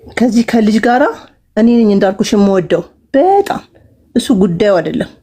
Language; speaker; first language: Amharic; native; Amharic